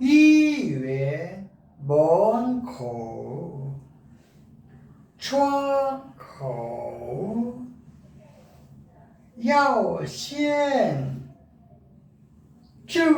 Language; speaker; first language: Chinese; non-native, learner; Korean